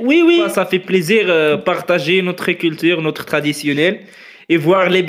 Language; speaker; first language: French; non-native, learner; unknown